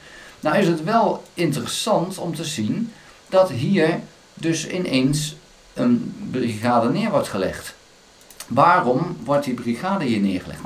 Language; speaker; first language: Dutch; native; Dutch